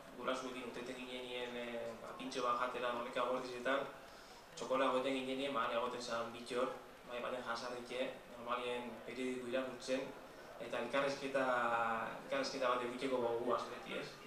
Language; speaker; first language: Basque; native; Basque